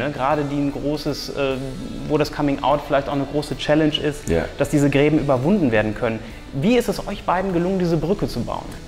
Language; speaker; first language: German; native; German